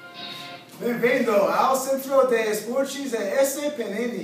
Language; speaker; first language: Portuguese; non-native, learner; English